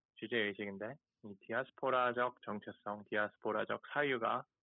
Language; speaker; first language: Korean; early bilingual, heritage; Korean